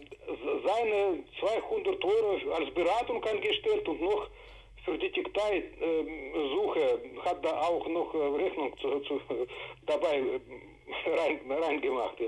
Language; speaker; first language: German; non-native, fluent; Russian